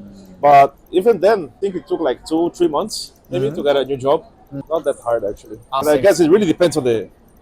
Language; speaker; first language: English; non-native, fluent; Portuguese